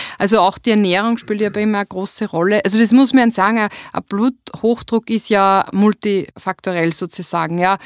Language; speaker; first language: German; native; German